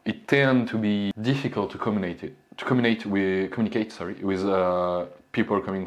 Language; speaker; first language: English; non-native, learner; French